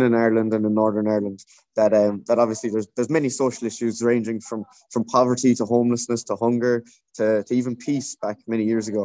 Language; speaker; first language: English; native; English